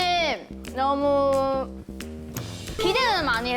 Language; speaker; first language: Korean; non-native, fluent; Chinese